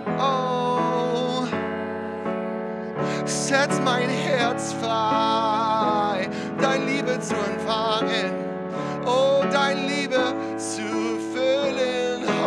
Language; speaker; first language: German; non-native, learner; English